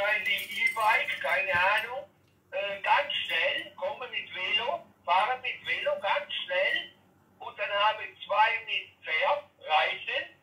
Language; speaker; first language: German; non-native, learner; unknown